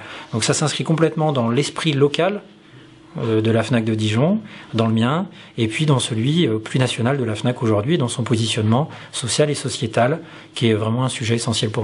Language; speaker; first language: French; native; French